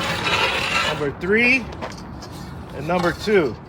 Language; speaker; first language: English; native; English